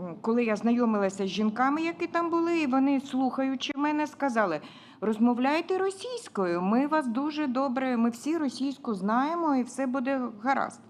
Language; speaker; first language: Ukrainian; non-native, local second language; Russian